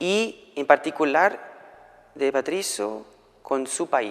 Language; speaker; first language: Spanish; non-native, fluent; German